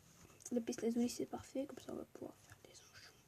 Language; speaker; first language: French; native; French